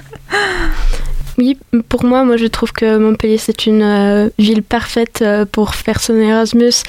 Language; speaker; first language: French; non-native, fluent; Polish